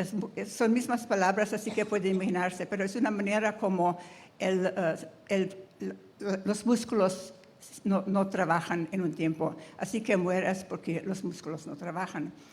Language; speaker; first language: Spanish; non-native, fluent; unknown